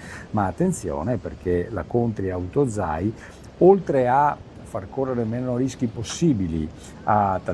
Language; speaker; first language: Italian; native; Italian